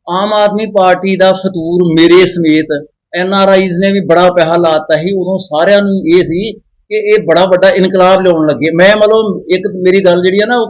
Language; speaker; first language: Punjabi; native; Punjabi